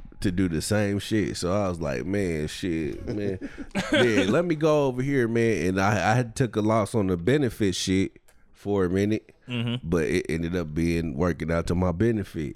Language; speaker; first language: English; native; English